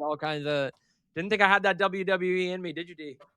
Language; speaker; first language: English; native; English